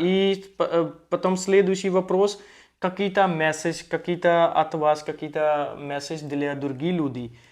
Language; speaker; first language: Russian; non-native, learner; Hindi